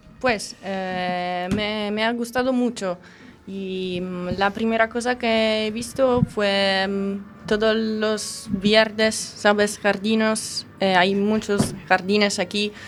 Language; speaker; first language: Spanish; non-native, learner; Italian